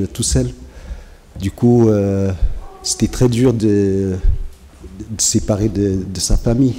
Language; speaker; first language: French; non-native, fluent; Tigrinya